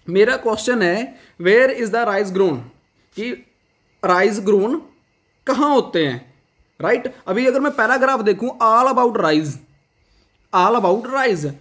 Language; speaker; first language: Hindi; non-native, local second language; Punjabi